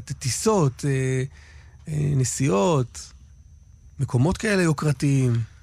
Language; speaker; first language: Hebrew; native; Hebrew